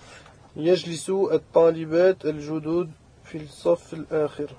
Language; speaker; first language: Arabic; non-native, learner; French